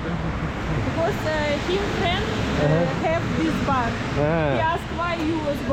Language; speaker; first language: English; non-native, learner; Russian